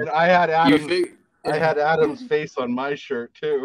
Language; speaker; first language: English; native; English